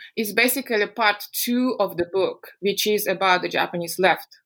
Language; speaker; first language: English; non-native, fluent; Russian